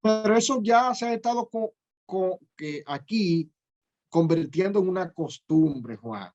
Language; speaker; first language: Spanish; native; Spanish